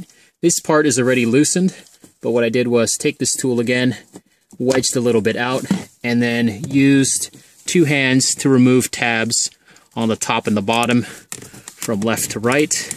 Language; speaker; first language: English; native; English